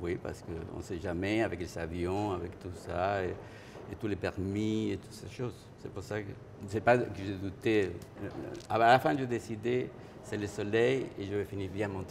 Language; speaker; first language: French; non-native, fluent; Spanish